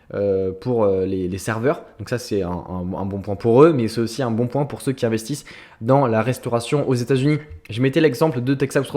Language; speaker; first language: French; native; French